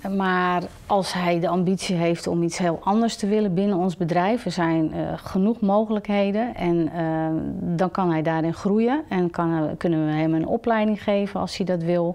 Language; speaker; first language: Dutch; native; Dutch